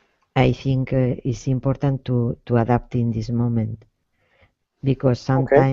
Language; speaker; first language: English; non-native, learner; Spanish